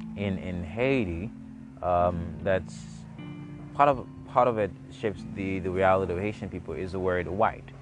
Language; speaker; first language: English; non-native, fluent; Haitian Creole